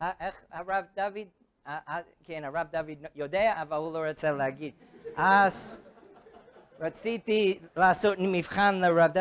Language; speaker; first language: Hebrew; non-native, fluent; English